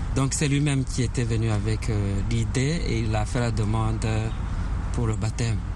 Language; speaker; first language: French; non-native, local second language; Kinyarwanda